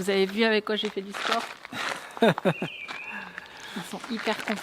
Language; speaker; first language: French; native; French